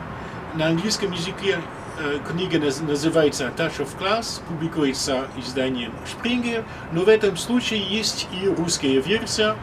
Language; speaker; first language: Russian; non-native, fluent; French